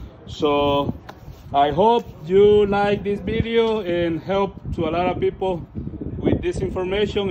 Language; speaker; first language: English; non-native, learner; Spanish